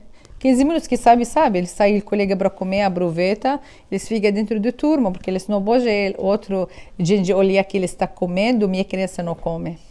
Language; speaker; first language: Portuguese; non-native, learner; Arabic